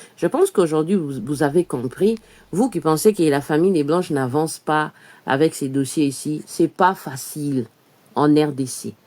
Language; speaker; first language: French; non-native, local second language; Lingala